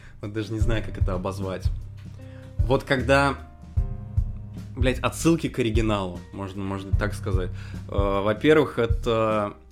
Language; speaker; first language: Russian; native; Russian